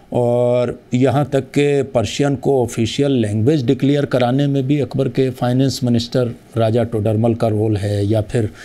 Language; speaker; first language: Hindi; native; Hindi